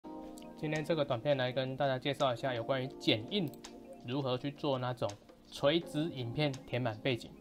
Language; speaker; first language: Chinese; native; Chinese